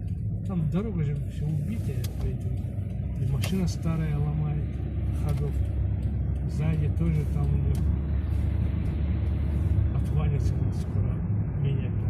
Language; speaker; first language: Russian; non-native, learner; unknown